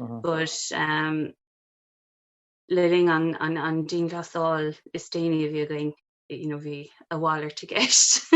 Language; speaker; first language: Irish; non-native, local second language; English